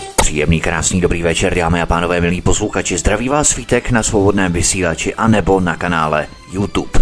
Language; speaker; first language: Czech; native; Czech